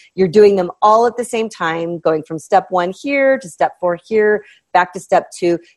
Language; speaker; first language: English; native; English